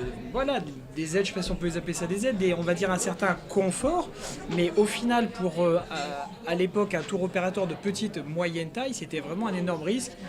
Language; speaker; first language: French; native; French